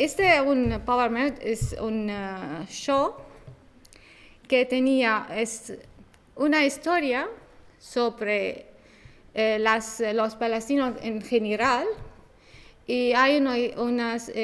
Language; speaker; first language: Spanish; non-native, learner; Arabic